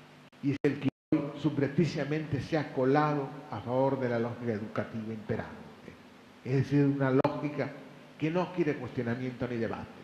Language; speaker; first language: Spanish; native; Spanish